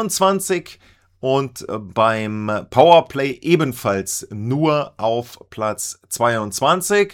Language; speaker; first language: German; native; German